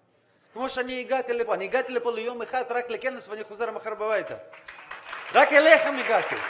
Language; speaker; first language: Hebrew; non-native, fluent; Russian